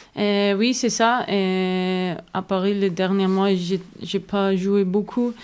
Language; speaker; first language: French; non-native, learner; German